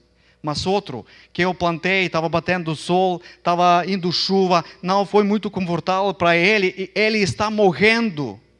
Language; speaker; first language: Portuguese; non-native, fluent; Ukrainian